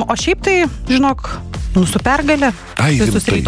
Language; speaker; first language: Lithuanian; native; Lithuanian